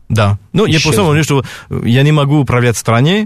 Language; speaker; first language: Russian; non-native, fluent; French